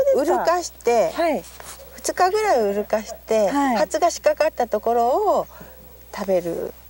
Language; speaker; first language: Japanese; native; Japanese